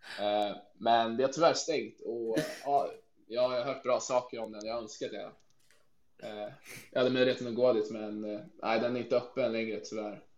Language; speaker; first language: Swedish; native; Swedish